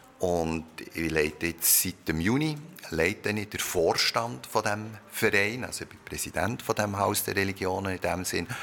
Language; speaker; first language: German; early bilingual, other home language; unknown